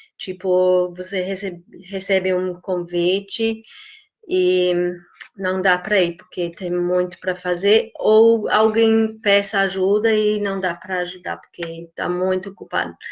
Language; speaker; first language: Portuguese; non-native, fluent; English